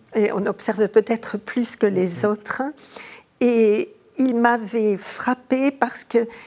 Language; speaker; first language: French; native; French